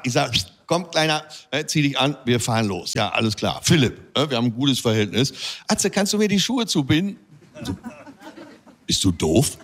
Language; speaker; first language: German; native; German